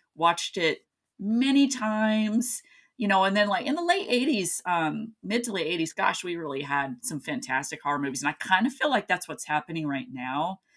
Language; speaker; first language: English; native; English